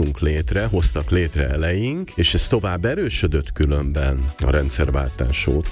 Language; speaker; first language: Hungarian; native; Hungarian